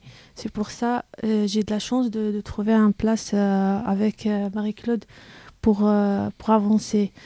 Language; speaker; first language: French; non-native, learner; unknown